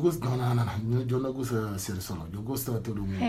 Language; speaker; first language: Spanish; non-native, learner; Wolof